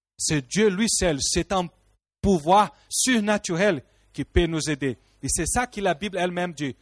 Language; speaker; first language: French; non-native, fluent; Portuguese